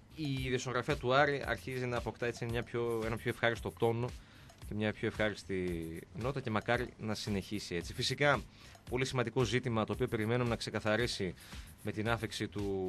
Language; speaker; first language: Greek; native; Greek